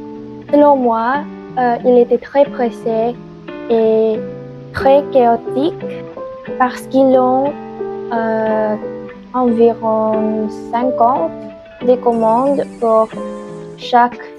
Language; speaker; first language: French; non-native, learner; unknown